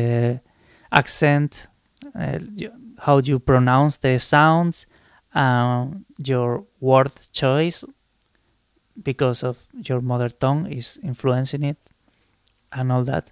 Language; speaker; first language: English; non-native, fluent; Spanish